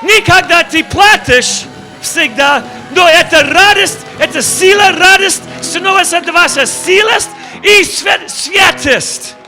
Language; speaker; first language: Russian; non-native, learner; English